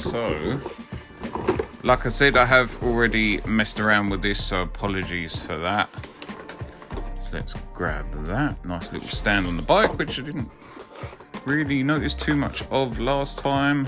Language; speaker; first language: English; native; English